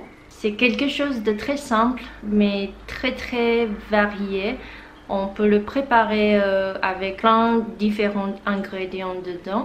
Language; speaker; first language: French; non-native, fluent; Chinese